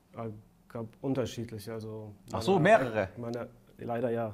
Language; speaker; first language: German; non-native, fluent; Russian